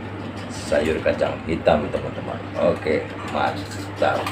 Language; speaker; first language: Indonesian; native; Indonesian